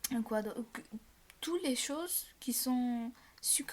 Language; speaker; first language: French; non-native, fluent; Bulgarian